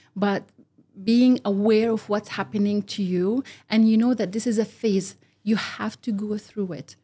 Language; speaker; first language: English; early bilingual, other home language; Arabic